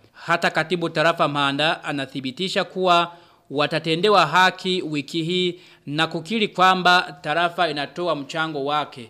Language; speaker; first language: Swahili; non-native, local second language; Rundi